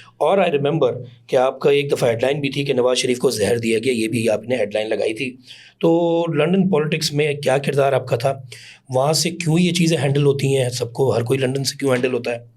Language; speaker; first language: Urdu; native; Urdu